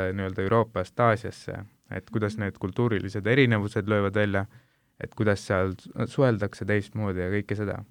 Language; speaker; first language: Estonian; early bilingual, other home language; Hindi